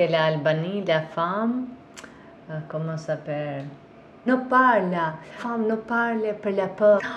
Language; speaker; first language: French; non-native, learner; Albanian